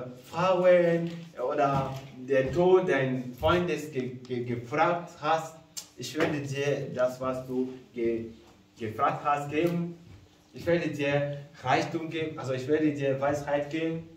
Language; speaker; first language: German; non-native, fluent; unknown